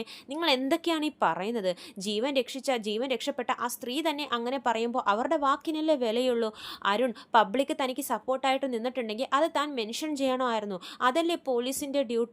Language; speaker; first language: Malayalam; native; Malayalam